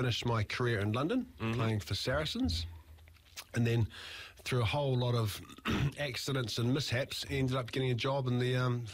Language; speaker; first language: English; native; English